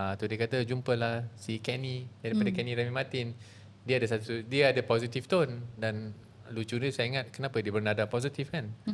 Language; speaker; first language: Malay; native; Malay